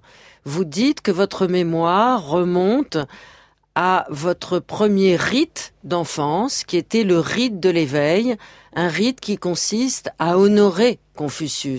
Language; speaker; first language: French; native; French